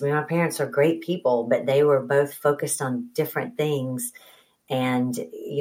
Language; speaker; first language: English; native; English